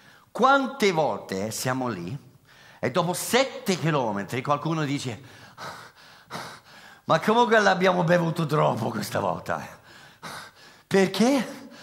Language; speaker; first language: Italian; non-native, fluent; English